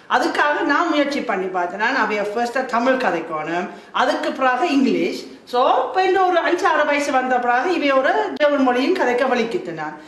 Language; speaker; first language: Tamil; non-native, fluent; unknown